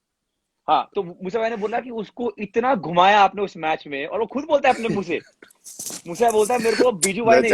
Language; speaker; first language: Hindi; native; Hindi